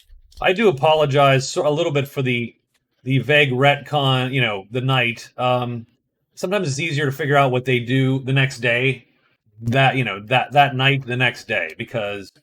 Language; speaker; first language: English; native; English